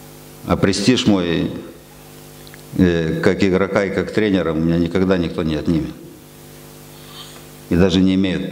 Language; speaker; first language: Russian; native; Russian